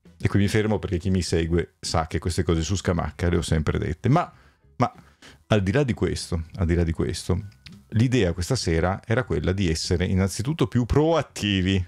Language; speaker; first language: Italian; native; Italian